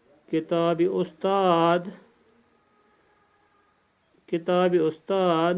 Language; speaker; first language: Persian; non-native, fluent; Urdu